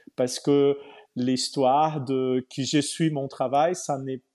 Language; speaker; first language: French; non-native, fluent; Portuguese